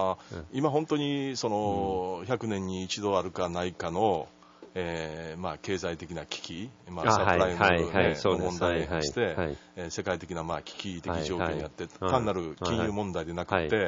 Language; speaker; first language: Japanese; native; Japanese